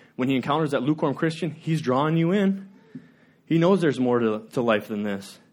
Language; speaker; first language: English; native; English